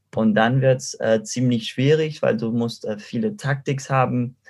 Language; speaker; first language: German; non-native, fluent; Spanish